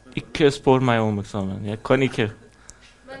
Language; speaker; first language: Norwegian; non-native, fluent; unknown